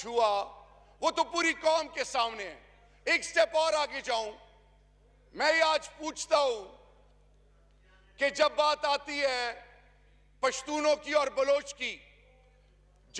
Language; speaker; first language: Urdu; non-native, local second language; Pashto